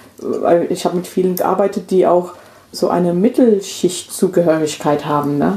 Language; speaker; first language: German; non-native, fluent; English